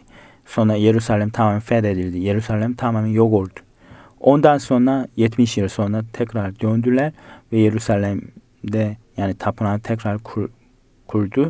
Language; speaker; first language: Turkish; non-native, fluent; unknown